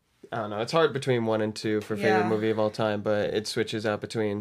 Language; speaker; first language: English; native; English